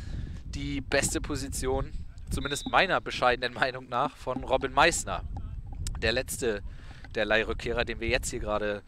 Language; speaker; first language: German; native; German